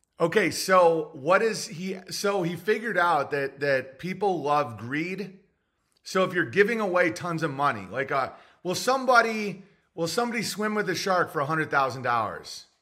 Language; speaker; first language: English; native; English